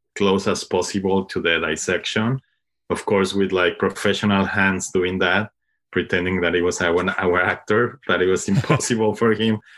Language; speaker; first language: English; non-native, fluent; Spanish